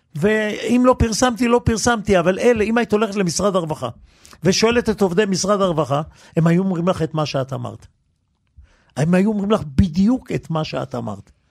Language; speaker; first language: Hebrew; early bilingual, other home language; Yiddish